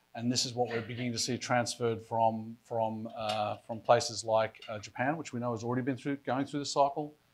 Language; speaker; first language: English; native; English